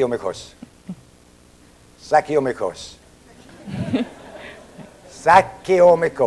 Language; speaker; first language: Japanese; non-native, learner; English